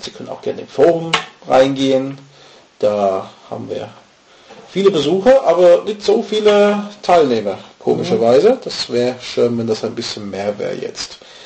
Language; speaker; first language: German; non-native, fluent; English